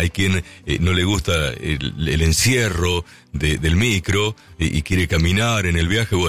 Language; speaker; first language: Spanish; native; Spanish